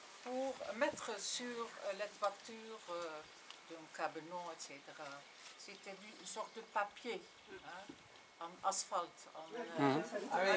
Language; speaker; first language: French; non-native, fluent; Dutch